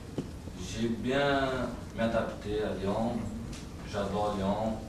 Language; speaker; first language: French; non-native, learner; Portuguese